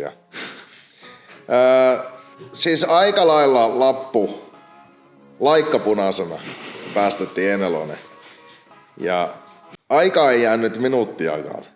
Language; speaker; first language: Finnish; native; Finnish